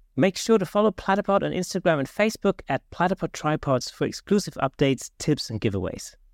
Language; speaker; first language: English; non-native, fluent; German